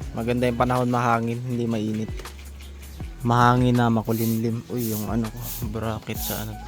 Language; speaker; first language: Filipino; non-native, local second language; Cebuano